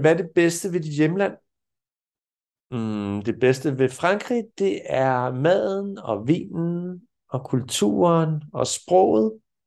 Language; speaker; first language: Danish; non-native, fluent; French